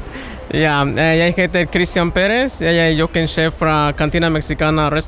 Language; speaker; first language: Norwegian; non-native, learner; Spanish